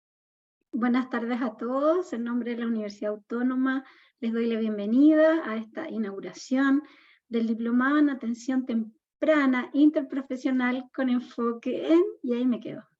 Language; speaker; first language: Spanish; native; Spanish